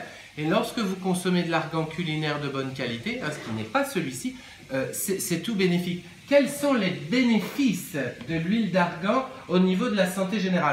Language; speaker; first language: French; native; French